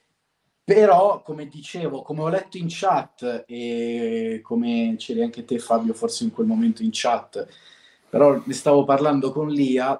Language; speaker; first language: Italian; native; Italian